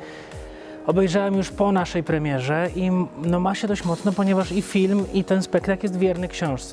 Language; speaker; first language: Polish; native; Polish